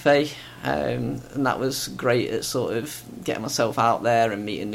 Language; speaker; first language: English; native; English